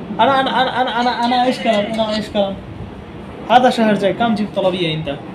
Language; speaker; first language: Arabic; non-native, learner; Bangla